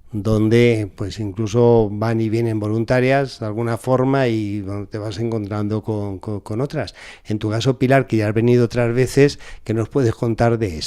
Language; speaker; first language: Spanish; native; Spanish